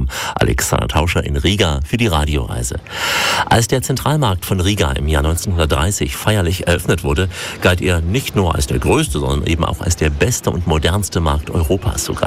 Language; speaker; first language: German; native; German